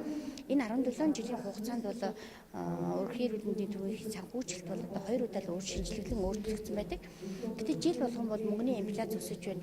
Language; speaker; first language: Mongolian; native; Mongolian